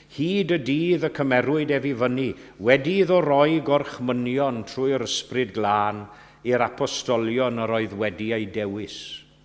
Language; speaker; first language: Welsh; native; Welsh